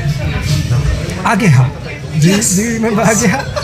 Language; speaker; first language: English; non-native, learner; Japanese